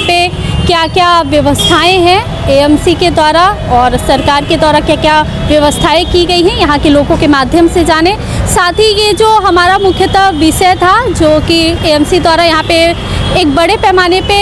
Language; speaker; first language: Hindi; native; Hindi